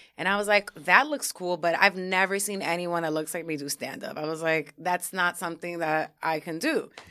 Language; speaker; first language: English; early bilingual, other home language; Spanish